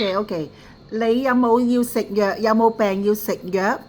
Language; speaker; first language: Cantonese; native; Cantonese